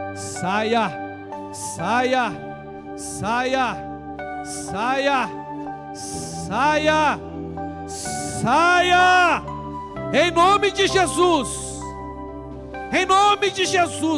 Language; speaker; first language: Portuguese; native; Portuguese